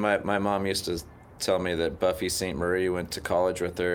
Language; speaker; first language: English; native; English